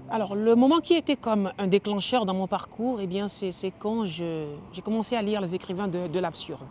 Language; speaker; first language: French; non-native, local second language; Ewe